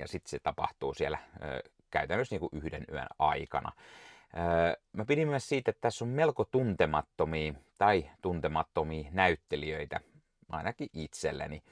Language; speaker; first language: Finnish; native; Finnish